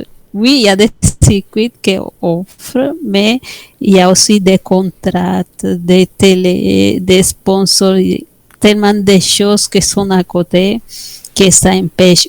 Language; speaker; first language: French; non-native, fluent; Spanish